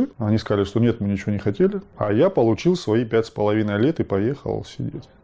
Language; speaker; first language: Russian; native; Russian